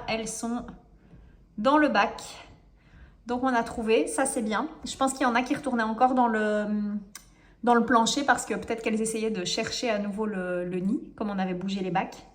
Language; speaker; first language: French; native; French